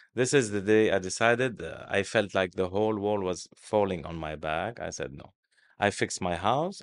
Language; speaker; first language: English; non-native, fluent; Arabic